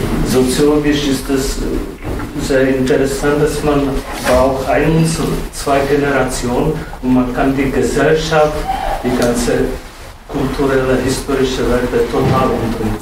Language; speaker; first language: German; non-native, fluent; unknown